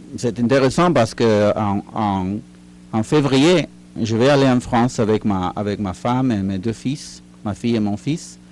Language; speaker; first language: French; non-native, fluent; Spanish